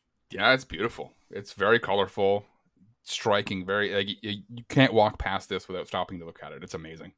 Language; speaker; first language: English; native; English